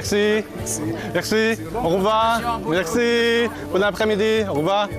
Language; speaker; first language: French; non-native, learner; Korean